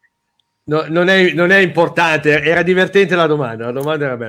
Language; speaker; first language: Italian; native; Italian